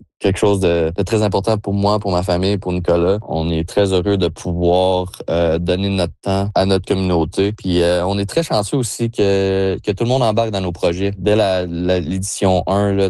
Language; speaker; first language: French; native; French